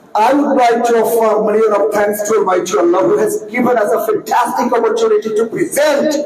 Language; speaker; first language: English; non-native, local second language; Bangla